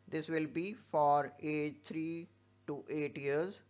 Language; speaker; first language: English; non-native, local second language; Punjabi